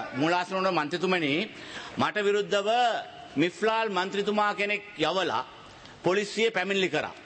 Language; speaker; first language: Sinhala; non-native, local second language; Tamil